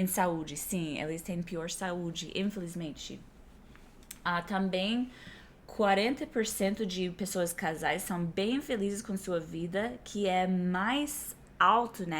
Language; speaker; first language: Portuguese; non-native, fluent; English